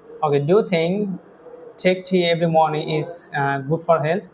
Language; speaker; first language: English; non-native, fluent; Bangla